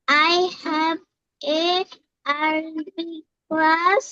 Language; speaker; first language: English; non-native, learner; Bangla